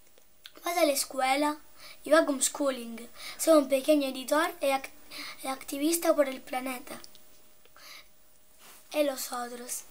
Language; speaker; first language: Spanish; non-native, learner; Italian